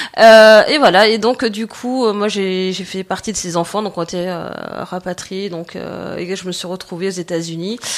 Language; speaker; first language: French; native; French